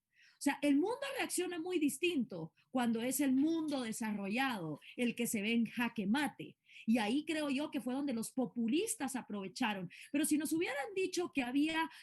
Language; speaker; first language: Spanish; native; Spanish